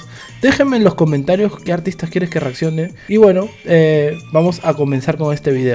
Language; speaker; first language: Spanish; native; Spanish